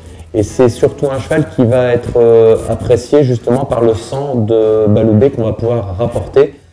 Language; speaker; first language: French; native; French